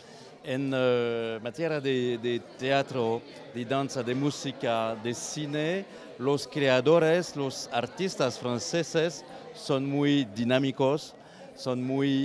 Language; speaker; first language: Spanish; non-native, fluent; French